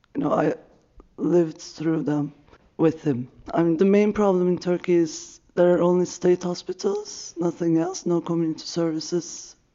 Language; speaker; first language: English; non-native, fluent; Turkish